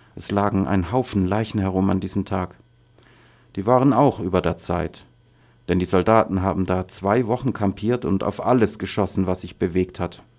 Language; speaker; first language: German; non-native, fluent; Arabic